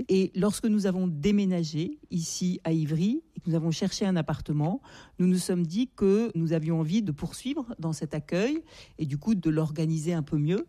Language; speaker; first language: French; native; French